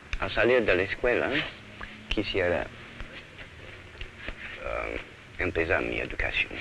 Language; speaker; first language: Spanish; non-native, fluent; English